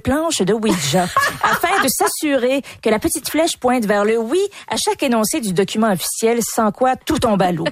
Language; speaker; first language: French; native; French